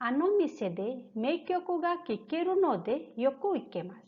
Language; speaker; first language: Japanese; non-native, fluent; Hindi